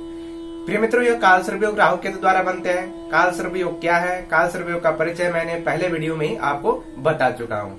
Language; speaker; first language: Hindi; native; Hindi